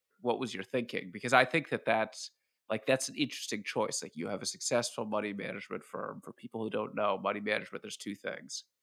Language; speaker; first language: English; native; English